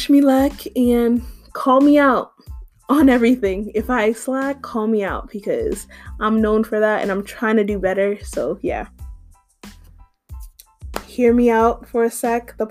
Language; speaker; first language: English; native; English